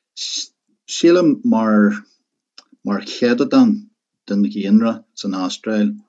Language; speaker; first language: Irish; non-native, local second language; English